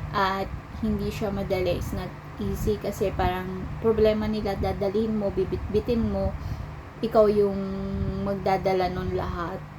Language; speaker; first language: Filipino; native; Filipino